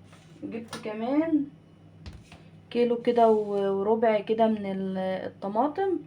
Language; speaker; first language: Arabic; native; Arabic